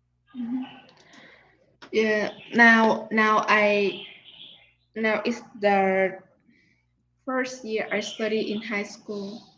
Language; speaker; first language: English; non-native, learner; Vietnamese